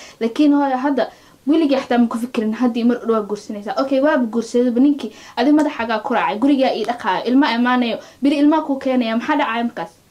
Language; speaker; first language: Somali; early bilingual, heritage; Somali